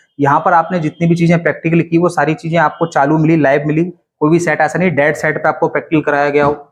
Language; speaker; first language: Hindi; native; Hindi